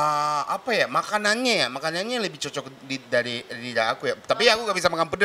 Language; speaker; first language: Indonesian; non-native, fluent; Japanese